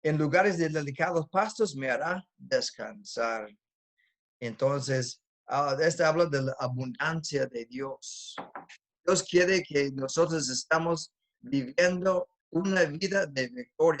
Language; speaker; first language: Spanish; non-native, fluent; English